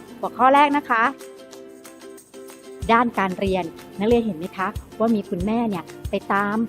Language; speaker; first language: Thai; native; Thai